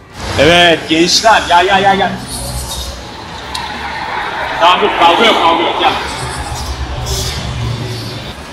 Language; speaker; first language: Turkish; native; Turkish